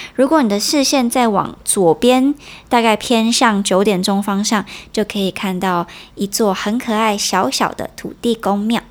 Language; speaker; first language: Chinese; native; Chinese